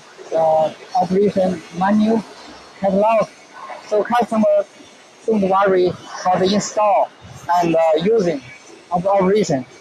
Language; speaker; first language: English; non-native, learner; Chinese